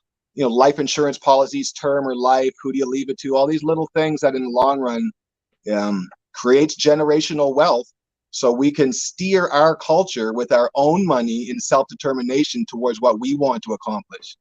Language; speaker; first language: English; native; English